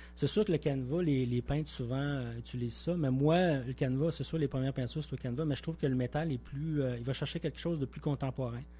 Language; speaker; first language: French; native; French